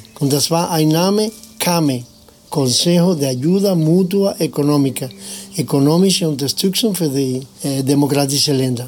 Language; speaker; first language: German; non-native, fluent; Spanish